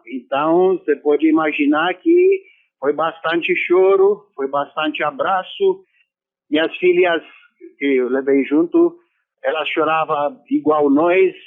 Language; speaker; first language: Portuguese; non-native, fluent; Romanian